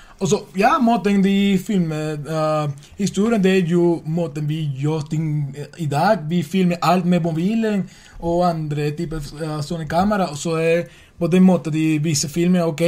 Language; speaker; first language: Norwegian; non-native, learner; Swedish